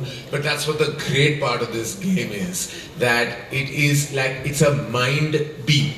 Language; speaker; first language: English; non-native, local second language; Hindi